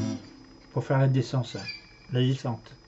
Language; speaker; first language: French; native; French